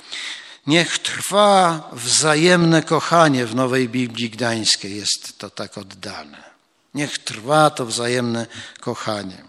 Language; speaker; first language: Polish; native; Polish